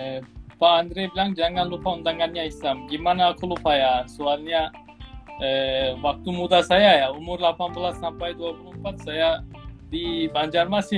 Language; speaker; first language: Indonesian; non-native, fluent; Turkish